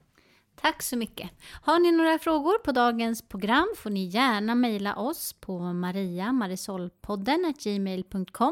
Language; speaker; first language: Swedish; native; Swedish